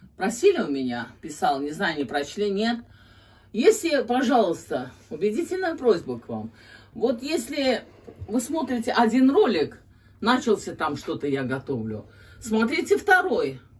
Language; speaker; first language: Russian; non-native, local second language; Azerbaijani